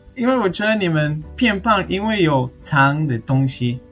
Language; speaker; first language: Chinese; non-native, learner; Spanish